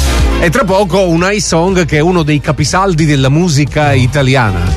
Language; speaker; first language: Italian; native; Italian